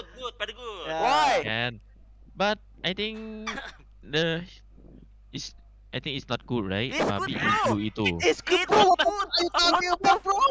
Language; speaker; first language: English; non-native, learner; Indonesian